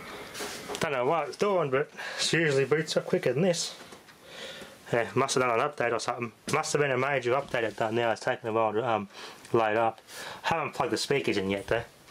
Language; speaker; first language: English; native; English